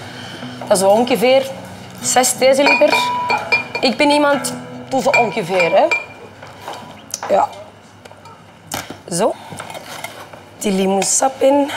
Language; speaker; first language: Dutch; non-native, fluent; Icelandic